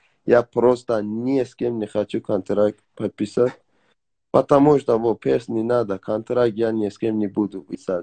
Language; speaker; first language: Russian; non-native, learner; Persian